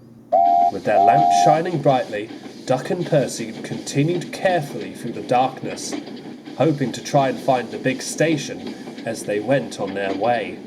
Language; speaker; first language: English; native; English